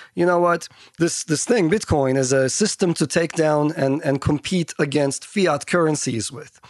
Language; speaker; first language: English; non-native, fluent; Turkish